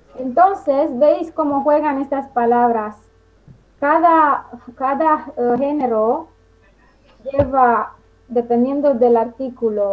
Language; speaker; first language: Spanish; non-native, fluent; Romanian